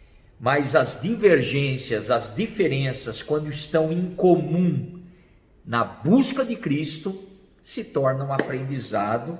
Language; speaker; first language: Portuguese; native; Portuguese